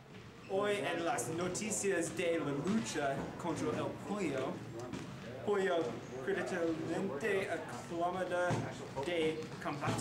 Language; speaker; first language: Spanish; non-native, learner; English